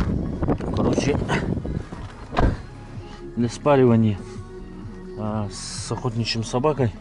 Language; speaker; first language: Russian; non-native, local second language; Yakut